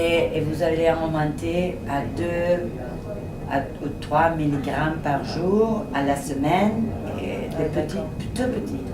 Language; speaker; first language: French; non-native, fluent; Spanish